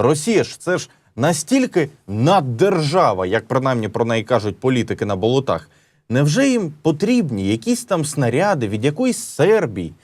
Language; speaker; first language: Ukrainian; native; Ukrainian